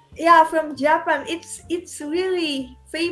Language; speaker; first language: English; non-native, learner; Indonesian